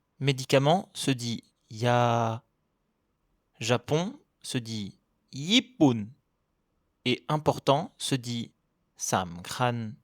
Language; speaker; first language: French; native; French